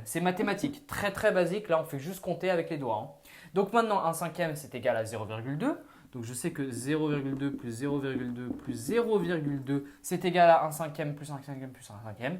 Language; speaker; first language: French; native; French